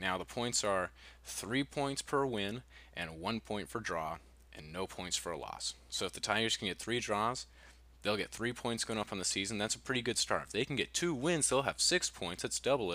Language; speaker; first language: English; native; English